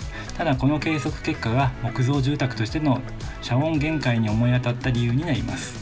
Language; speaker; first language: Japanese; native; Japanese